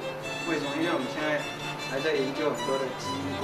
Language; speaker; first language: Chinese; native; Chinese